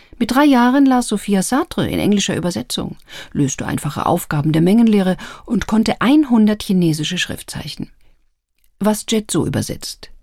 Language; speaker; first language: German; native; German